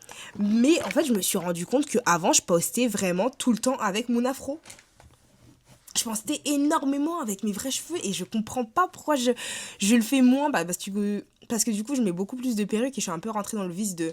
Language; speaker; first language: French; native; French